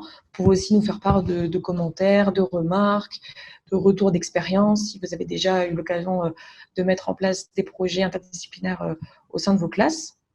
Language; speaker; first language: French; native; French